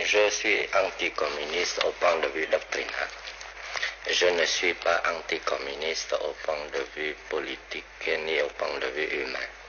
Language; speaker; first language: French; non-native, local second language; Vietnamese